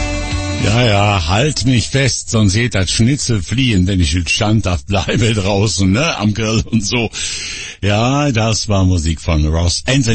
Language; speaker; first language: German; native; German